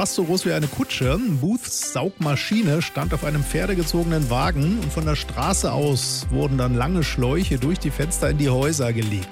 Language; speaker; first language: German; native; German